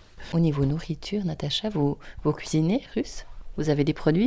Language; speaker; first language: French; native; French